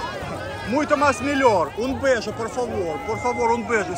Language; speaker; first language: Portuguese; non-native, learner; Russian